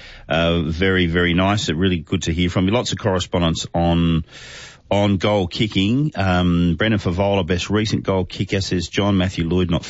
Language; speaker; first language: English; native; English